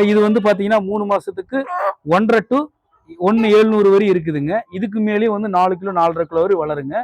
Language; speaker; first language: Tamil; native; Tamil